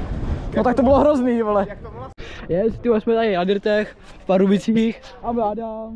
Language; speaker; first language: Czech; native; Czech